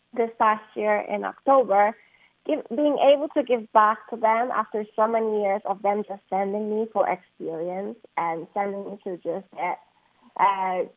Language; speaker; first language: English; non-native, fluent; Polish